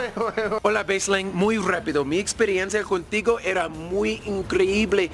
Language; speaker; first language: Spanish; non-native, learner; English